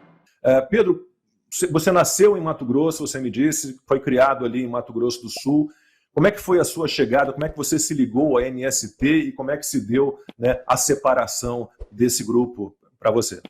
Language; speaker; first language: Portuguese; native; Portuguese